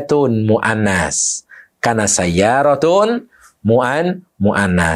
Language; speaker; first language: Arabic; non-native, fluent; Indonesian